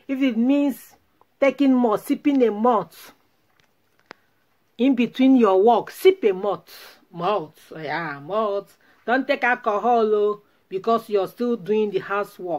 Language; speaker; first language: English; non-native, local second language; Igbo